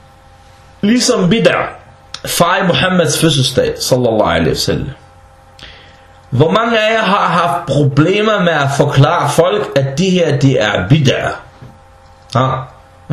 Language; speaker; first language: Danish; non-native, fluent; Arabic